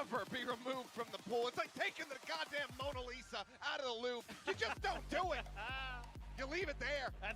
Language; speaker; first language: English; native; English